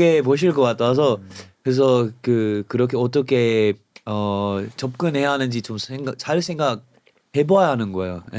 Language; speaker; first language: Korean; non-native, fluent; English